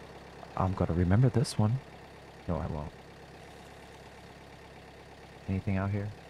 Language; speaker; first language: English; native; English